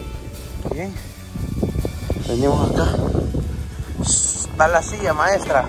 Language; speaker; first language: Spanish; native; Spanish